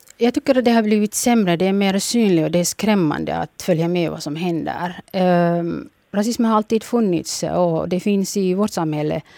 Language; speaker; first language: Swedish; early bilingual, other home language; Somali